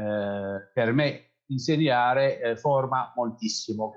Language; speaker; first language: Italian; non-native, fluent; Kabyle